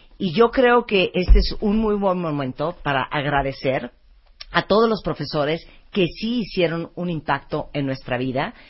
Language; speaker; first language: Spanish; early bilingual, other home language; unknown